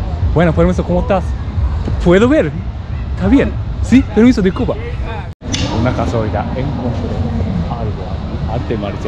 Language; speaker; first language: Spanish; non-native, learner; Japanese